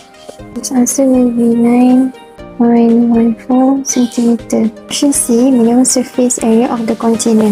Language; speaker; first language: English; non-native, local second language; Malay